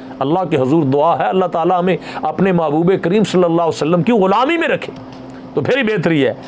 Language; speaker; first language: Urdu; non-native, local second language; Punjabi